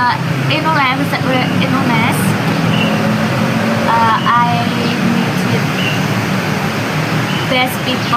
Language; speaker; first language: English; non-native, learner; Indonesian